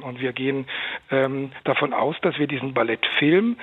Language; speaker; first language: German; native; German